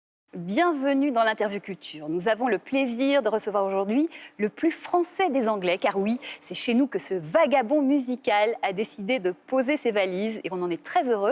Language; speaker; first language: French; native; French